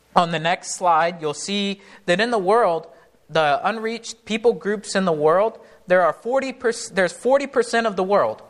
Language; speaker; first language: English; native; English